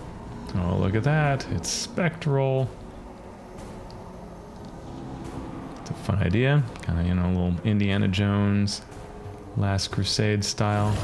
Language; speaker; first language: English; native; English